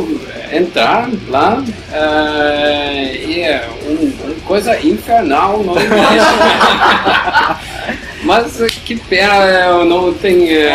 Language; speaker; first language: Portuguese; non-native, learner; Norwegian